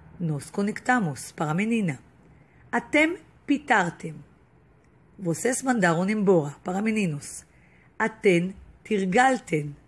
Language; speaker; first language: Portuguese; non-native, fluent; Hebrew